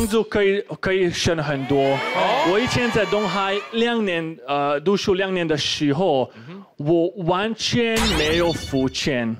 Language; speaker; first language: Chinese; non-native, fluent; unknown